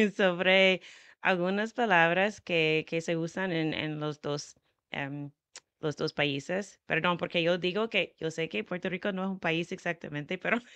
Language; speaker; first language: Spanish; non-native, fluent; English